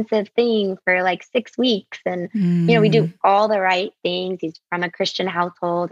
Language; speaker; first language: English; native; English